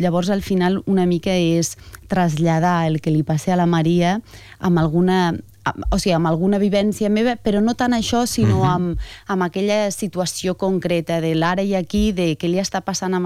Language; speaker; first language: Catalan; native; Catalan